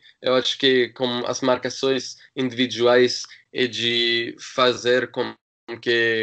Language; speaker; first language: Portuguese; non-native, learner; English